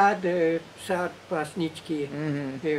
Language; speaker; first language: Czech; non-native, learner; English